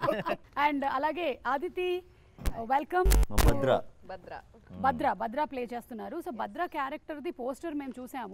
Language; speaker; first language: Telugu; native; Telugu